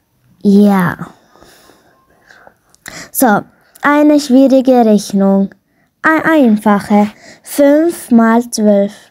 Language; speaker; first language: German; non-native, learner; Arabic